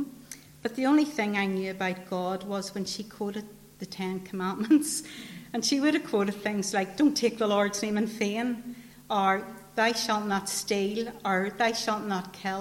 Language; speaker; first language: English; native; English